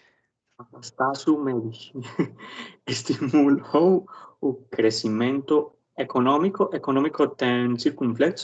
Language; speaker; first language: Portuguese; non-native, learner; Spanish